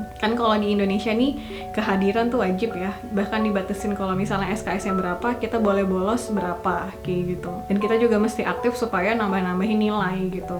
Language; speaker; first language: Indonesian; native; Indonesian